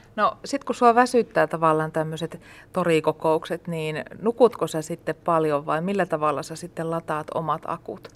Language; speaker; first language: Finnish; native; Finnish